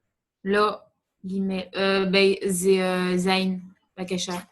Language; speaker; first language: Hebrew; non-native, learner; French